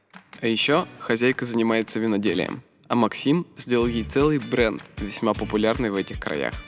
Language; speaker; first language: Russian; native; Russian